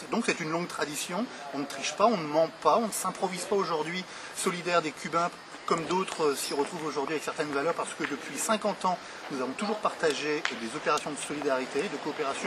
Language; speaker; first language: French; native; French